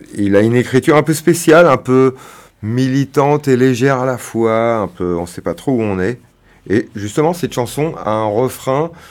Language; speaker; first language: French; native; French